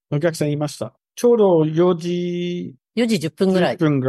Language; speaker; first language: Japanese; non-native, learner; English